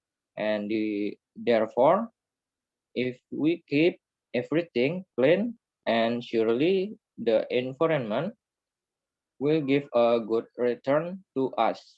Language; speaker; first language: English; non-native, learner; Indonesian